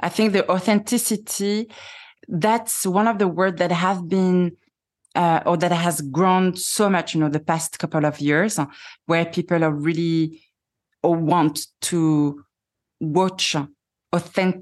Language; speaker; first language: English; non-native, fluent; French